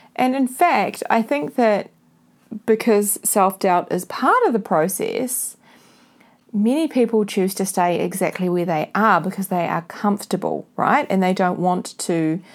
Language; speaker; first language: English; native; English